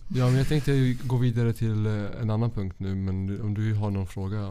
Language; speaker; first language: Swedish; early bilingual, other home language; Arabic